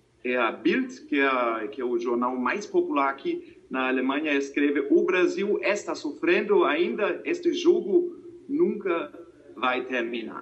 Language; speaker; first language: Portuguese; non-native, fluent; German